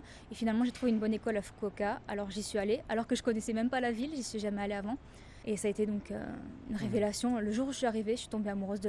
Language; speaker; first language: French; native; French